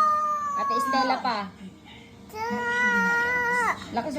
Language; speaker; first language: Filipino; native; Filipino